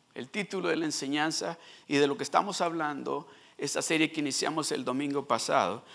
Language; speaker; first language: Spanish; early bilingual, heritage; Spanish